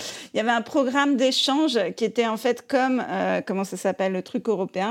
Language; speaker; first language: French; native; French